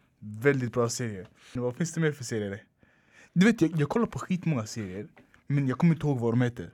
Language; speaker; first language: Swedish; early bilingual, other home language; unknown